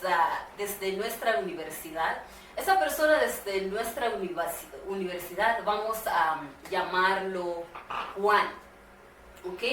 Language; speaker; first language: Spanish; non-native, learner; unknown